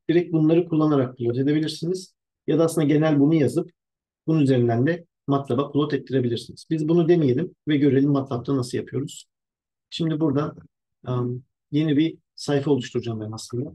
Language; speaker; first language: Turkish; native; Turkish